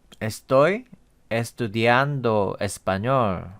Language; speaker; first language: Spanish; non-native, learner; Korean